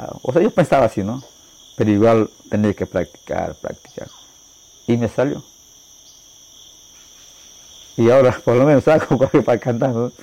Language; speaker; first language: Spanish; non-native, local second language; Shipibo-Conibo